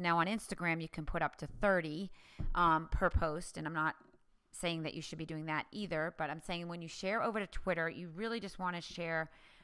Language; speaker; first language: English; native; English